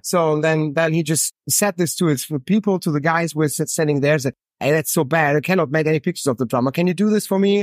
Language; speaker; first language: English; non-native, fluent; German